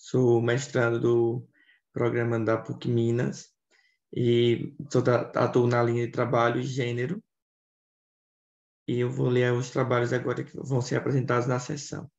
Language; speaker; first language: Portuguese; native; Portuguese